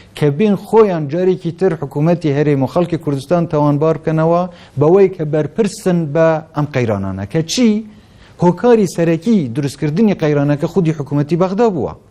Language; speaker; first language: Central Kurdish; non-native, local second language; Kurdish